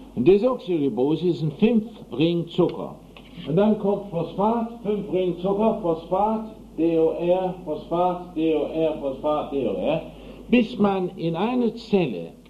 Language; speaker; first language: German; non-native, fluent; English